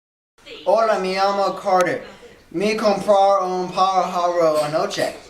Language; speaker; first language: Spanish; non-native, learner; English